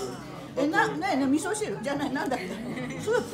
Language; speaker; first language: Japanese; native; Japanese